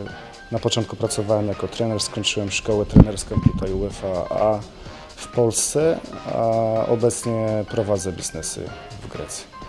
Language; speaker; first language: Polish; native; Polish